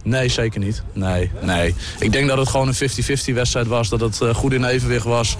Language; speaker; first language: Dutch; native; Dutch